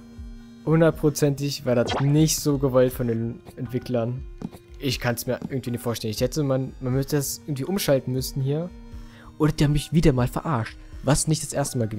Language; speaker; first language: German; native; German